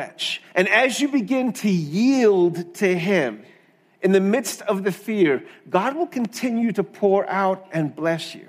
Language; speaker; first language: English; native; English